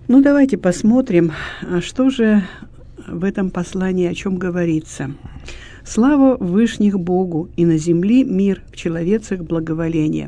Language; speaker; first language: Russian; native; Russian